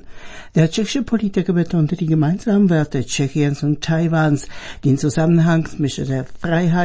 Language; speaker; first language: German; native; German